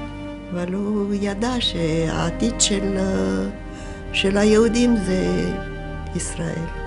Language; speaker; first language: Hebrew; non-native, fluent; Romanian